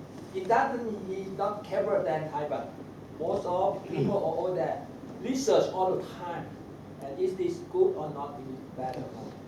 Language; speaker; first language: English; non-native, learner; Thai